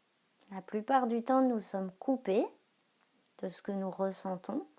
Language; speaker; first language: French; native; French